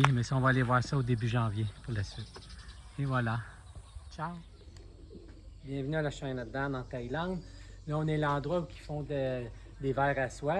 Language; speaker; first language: French; native; French